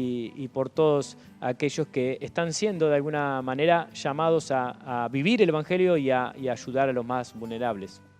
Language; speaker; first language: Spanish; native; Spanish